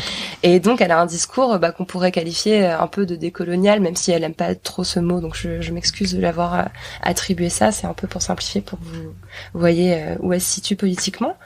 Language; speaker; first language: French; native; French